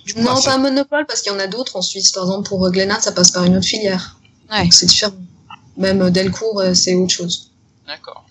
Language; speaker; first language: French; native; French